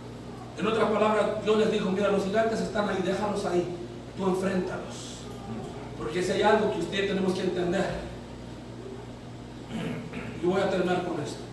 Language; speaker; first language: Spanish; native; Spanish